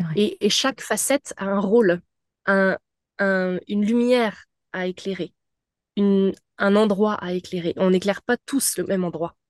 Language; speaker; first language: French; native; French